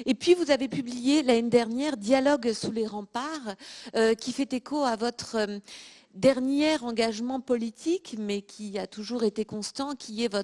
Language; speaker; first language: French; native; French